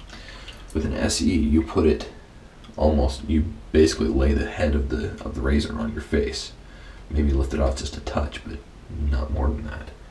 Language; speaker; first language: English; native; English